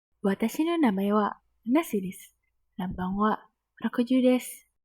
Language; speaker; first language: Japanese; non-native, learner; Indonesian